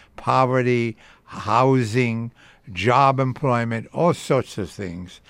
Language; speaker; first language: English; early bilingual, other home language; Yiddish